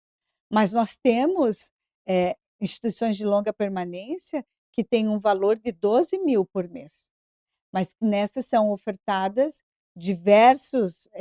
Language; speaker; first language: Portuguese; native; Portuguese